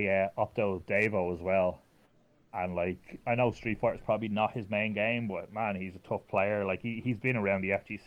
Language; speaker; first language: English; native; English